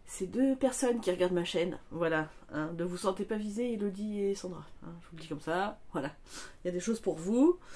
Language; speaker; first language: French; native; French